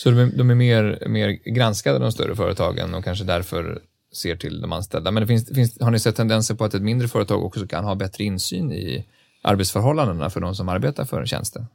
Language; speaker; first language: Swedish; native; Swedish